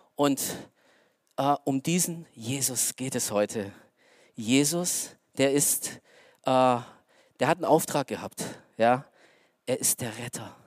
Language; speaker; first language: German; early bilingual, other home language; Romanian